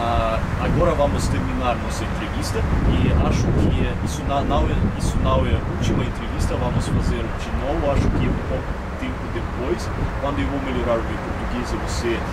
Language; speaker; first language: Portuguese; non-native, learner; Ukrainian